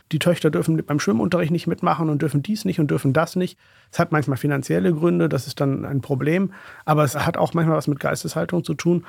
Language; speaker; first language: German; early bilingual, other home language; Urdu